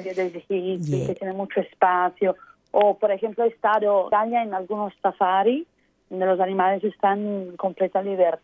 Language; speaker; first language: Spanish; native; Spanish